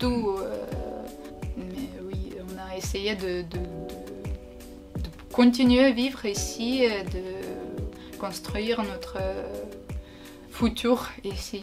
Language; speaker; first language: French; non-native, learner; Ukrainian